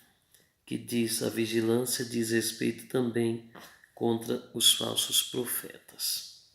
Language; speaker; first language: Portuguese; native; Portuguese